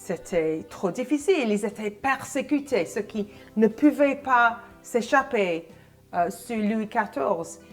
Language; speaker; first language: French; non-native, fluent; English